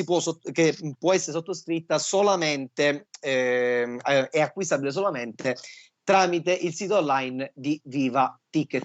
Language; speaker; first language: Italian; native; Italian